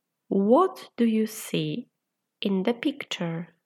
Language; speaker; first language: English; non-native, fluent; Polish